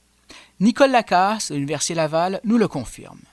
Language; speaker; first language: French; native; French